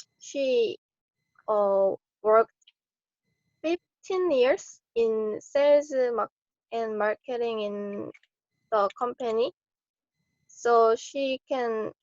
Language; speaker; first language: English; non-native, learner; Korean